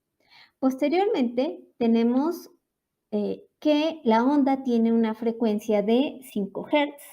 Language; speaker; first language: Spanish; native; Spanish